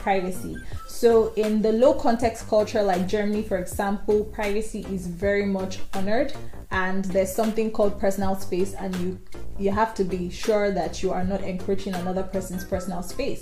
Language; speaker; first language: English; non-native, local second language; Yoruba